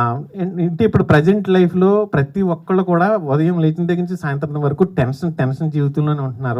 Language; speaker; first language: Telugu; native; Telugu